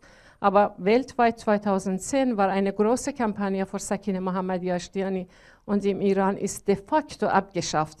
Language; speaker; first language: German; non-native, learner; Persian